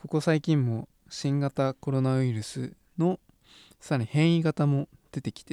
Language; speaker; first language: Japanese; native; Japanese